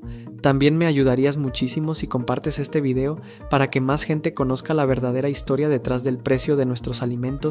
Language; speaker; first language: Spanish; native; Spanish